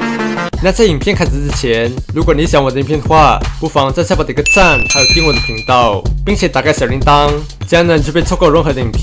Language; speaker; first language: Chinese; native; Chinese